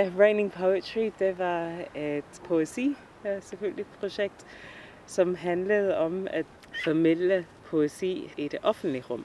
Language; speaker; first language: Danish; non-native, fluent; English